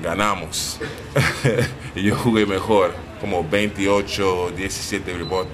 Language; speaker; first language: Spanish; non-native, learner; English